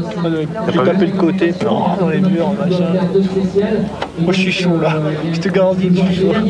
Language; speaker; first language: French; native; French